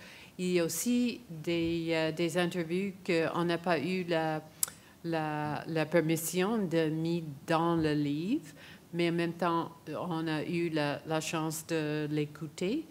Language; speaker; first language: French; non-native, fluent; English